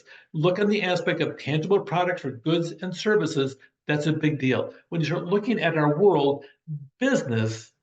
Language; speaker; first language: English; native; English